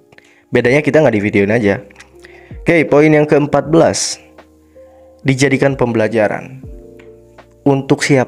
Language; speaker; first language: Indonesian; native; Indonesian